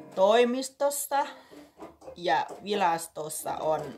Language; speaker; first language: Finnish; non-native, learner; Thai